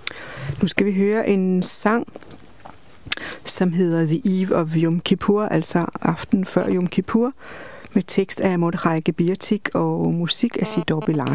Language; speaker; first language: Danish; native; Danish